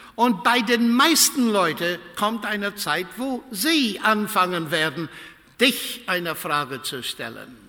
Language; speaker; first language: German; non-native, fluent; English